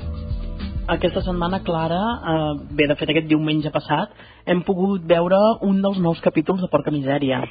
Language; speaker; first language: Catalan; native; Catalan